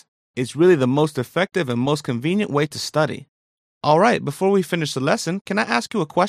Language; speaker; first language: English; native; English